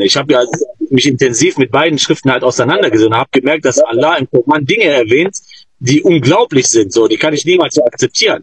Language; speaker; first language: German; native; German